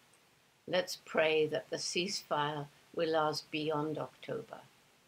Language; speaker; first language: English; native; English